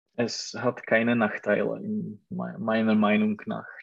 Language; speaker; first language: German; non-native, fluent; Czech